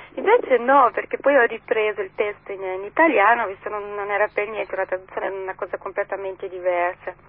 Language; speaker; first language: Italian; non-native, fluent; Portuguese